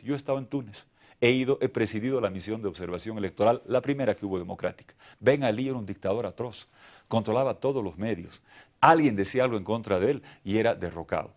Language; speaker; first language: Spanish; native; Spanish